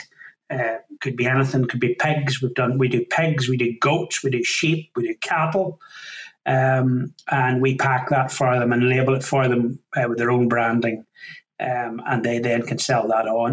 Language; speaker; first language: English; native; English